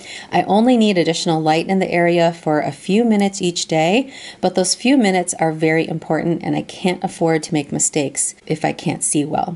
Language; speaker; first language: English; native; English